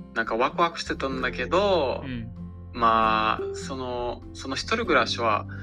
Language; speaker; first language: Japanese; non-native, fluent; Portuguese